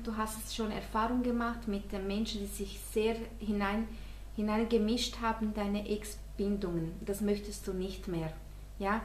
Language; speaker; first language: German; non-native, fluent; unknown